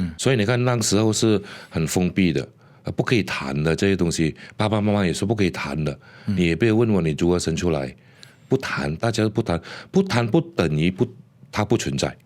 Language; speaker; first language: Chinese; native; Chinese